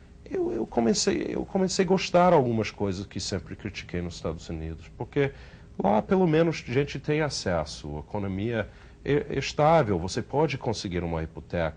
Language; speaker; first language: Portuguese; non-native, fluent; English